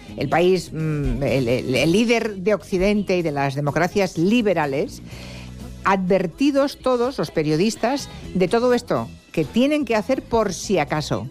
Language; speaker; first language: Spanish; native; Spanish